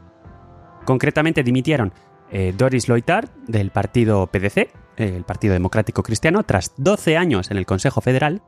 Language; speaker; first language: Spanish; native; Spanish